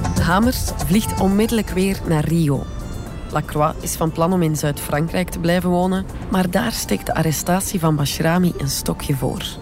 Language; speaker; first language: Dutch; native; Dutch